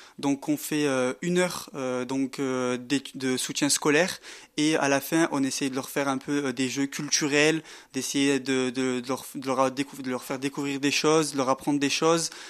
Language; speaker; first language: French; native; French